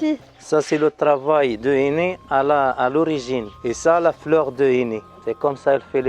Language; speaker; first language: French; non-native, learner; Arabic